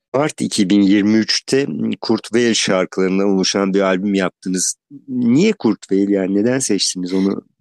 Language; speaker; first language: Turkish; native; Turkish